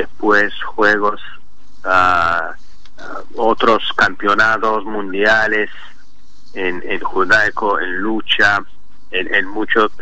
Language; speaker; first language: Spanish; non-native, learner; Azerbaijani